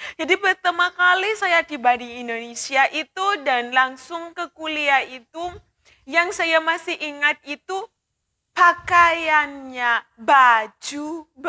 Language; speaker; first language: Indonesian; non-native, fluent; Shona